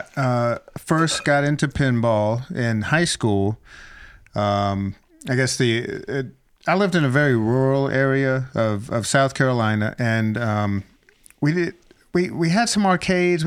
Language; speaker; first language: English; native; English